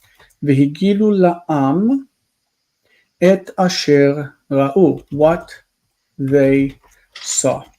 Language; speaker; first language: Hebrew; non-native, fluent; English